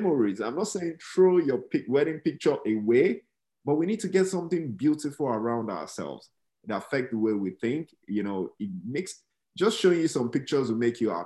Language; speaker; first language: English; non-native, local second language; Yoruba